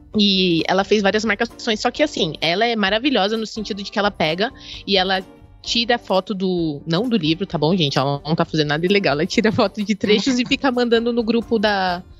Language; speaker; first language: Portuguese; native; Portuguese